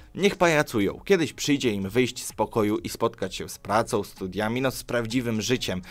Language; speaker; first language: Polish; early bilingual, other home language; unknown